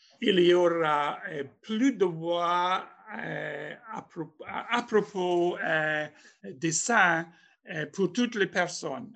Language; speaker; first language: French; non-native, fluent; English